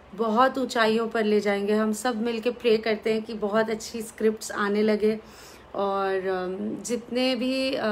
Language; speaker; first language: Hindi; native; Hindi